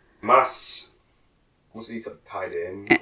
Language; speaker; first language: Spanish; non-native, learner; English